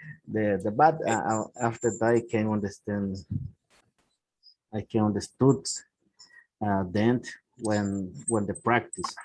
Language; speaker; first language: English; non-native, learner; Spanish